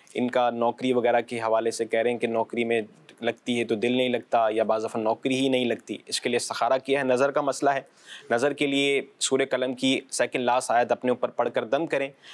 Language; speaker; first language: Urdu; non-native, local second language; Punjabi